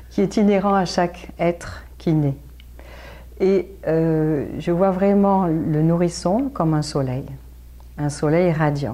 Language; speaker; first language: French; native; French